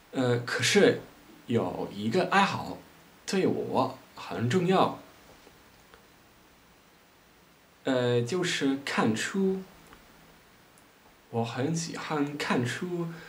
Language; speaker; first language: Chinese; non-native, learner; Dutch